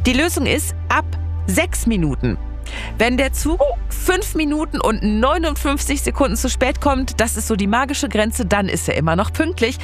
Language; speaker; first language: German; native; German